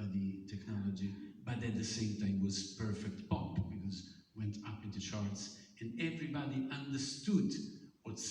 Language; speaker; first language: English; non-native, fluent; Italian